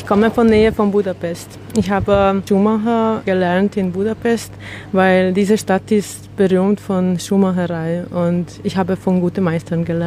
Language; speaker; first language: German; non-native, learner; Hungarian